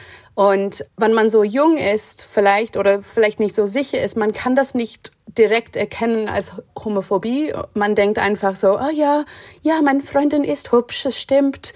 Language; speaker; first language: German; non-native, fluent; English